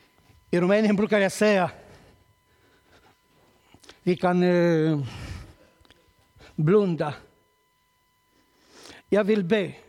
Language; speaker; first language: Swedish; non-native, learner; Romanian